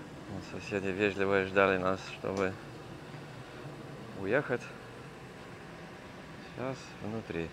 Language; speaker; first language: Russian; non-native, learner; English